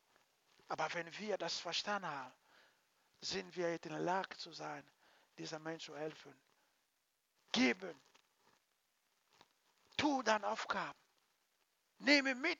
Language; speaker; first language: German; non-native, learner; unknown